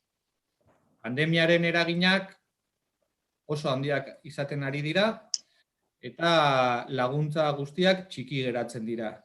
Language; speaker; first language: Basque; native; Basque